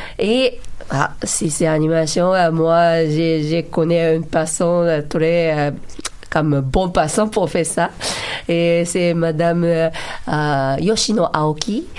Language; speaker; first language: French; non-native, learner; Japanese